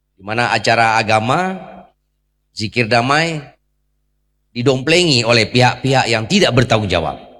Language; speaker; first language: Indonesian; native; Indonesian